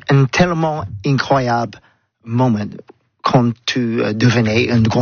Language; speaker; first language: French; non-native, learner; English